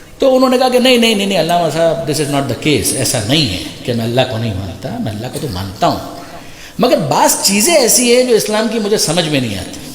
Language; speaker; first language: Urdu; native; Urdu